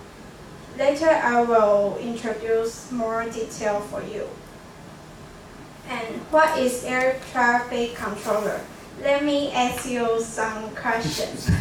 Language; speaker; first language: English; non-native, learner; Chinese